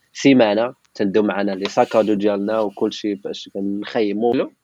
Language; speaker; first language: Arabic; non-native, local second language; Tachelhit